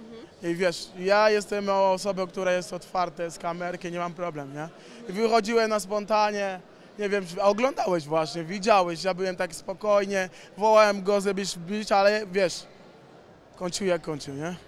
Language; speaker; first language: Polish; non-native, learner; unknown